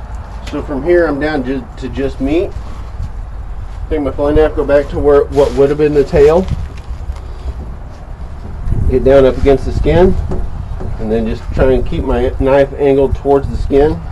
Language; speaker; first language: English; native; English